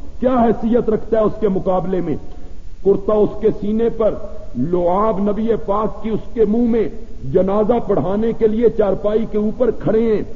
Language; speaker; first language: Urdu; non-native, local second language; Punjabi